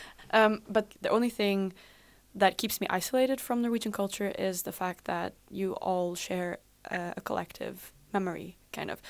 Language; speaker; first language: English; non-native, fluent; Dutch